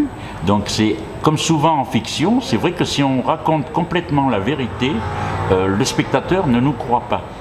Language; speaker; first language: French; native; French